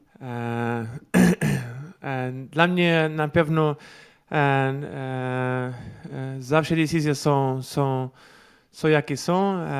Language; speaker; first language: Polish; non-native, learner; Portuguese